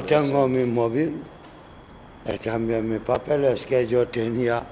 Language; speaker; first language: Spanish; non-native, learner; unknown